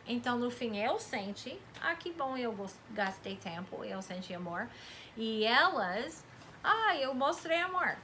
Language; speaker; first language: Portuguese; non-native, fluent; English